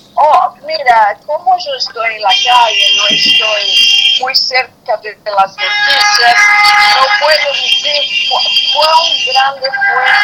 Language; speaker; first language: Spanish; non-native, fluent; Portuguese